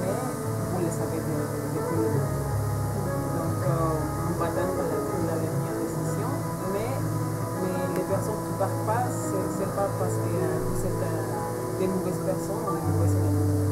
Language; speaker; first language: French; non-native, fluent; Spanish